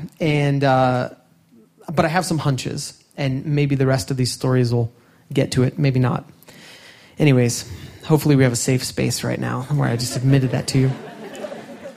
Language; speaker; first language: English; native; English